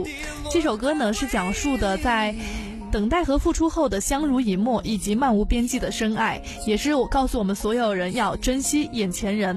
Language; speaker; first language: Chinese; native; Chinese